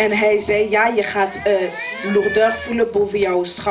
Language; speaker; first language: Dutch; non-native, fluent; French